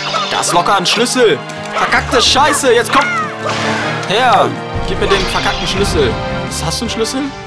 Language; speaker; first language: German; native; German